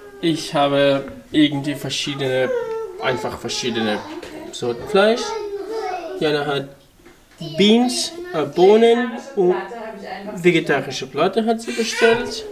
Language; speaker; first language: German; non-native, fluent; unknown